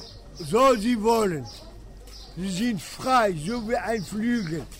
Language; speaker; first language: German; non-native, learner; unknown